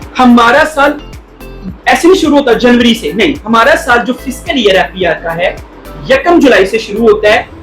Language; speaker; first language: Urdu; non-native, local second language; Punjabi